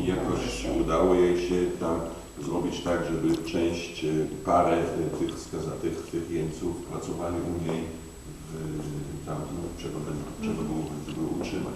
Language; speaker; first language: Polish; non-native, fluent; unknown